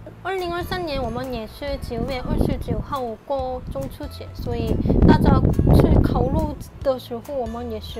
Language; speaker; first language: Chinese; non-native, fluent; Korean